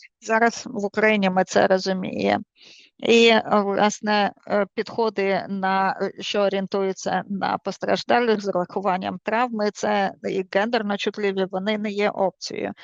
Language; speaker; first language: Ukrainian; native; Ukrainian